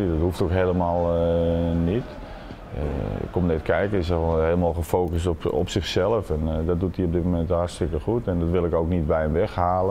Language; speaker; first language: Dutch; native; Dutch